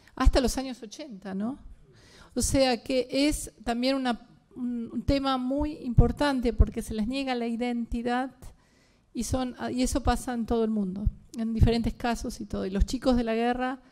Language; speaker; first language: Spanish; native; Spanish